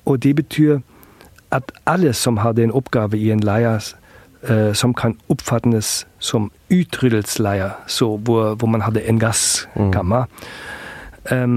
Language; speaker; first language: Norwegian; early bilingual, heritage; German